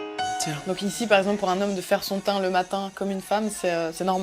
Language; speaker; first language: French; native; French